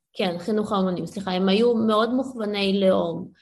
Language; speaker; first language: Hebrew; early bilingual, other home language; Ukrainian